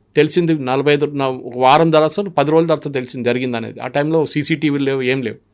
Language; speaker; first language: Telugu; non-native, local second language; Malayalam